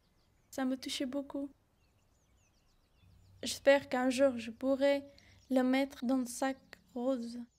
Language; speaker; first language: French; non-native, learner; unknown